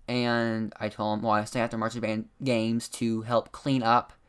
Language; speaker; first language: English; native; English